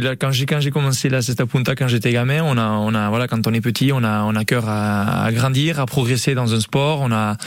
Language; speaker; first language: French; native; French